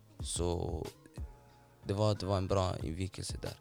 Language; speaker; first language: Swedish; non-native, fluent; Somali